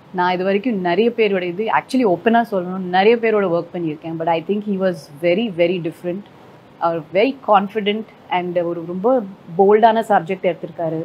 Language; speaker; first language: Tamil; non-native, fluent; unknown